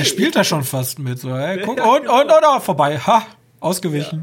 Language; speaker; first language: German; native; German